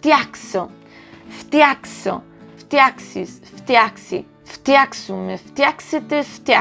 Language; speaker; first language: Greek; non-native, learner; Spanish